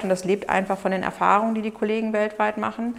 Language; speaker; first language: German; native; German